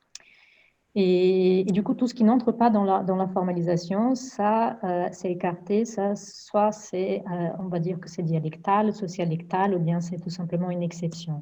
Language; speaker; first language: French; non-native, fluent; Portuguese